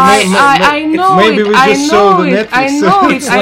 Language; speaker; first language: English; non-native, learner; Russian